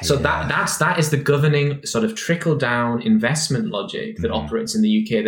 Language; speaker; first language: English; native; English